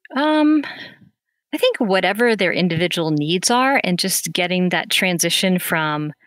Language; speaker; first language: English; native; English